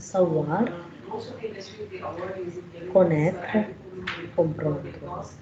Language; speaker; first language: French; non-native, learner; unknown